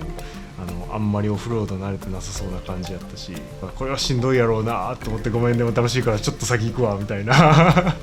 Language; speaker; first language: Japanese; native; Japanese